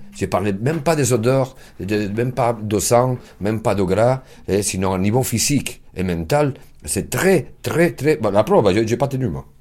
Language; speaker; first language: French; non-native, fluent; Spanish